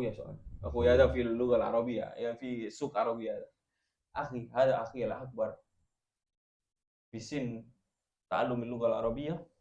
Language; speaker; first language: Arabic; non-native, fluent; Indonesian